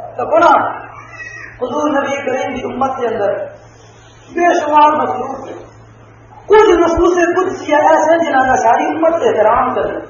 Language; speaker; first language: Urdu; non-native, local second language; Punjabi